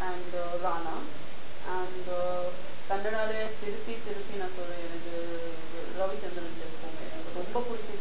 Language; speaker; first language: Tamil; non-native, learner; Gujarati